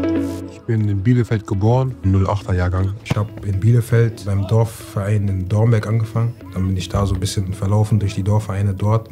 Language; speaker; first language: German; native; German